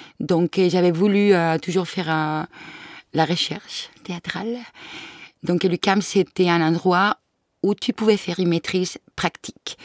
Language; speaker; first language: French; non-native, fluent; Catalan